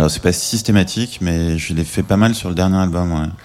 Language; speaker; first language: French; native; French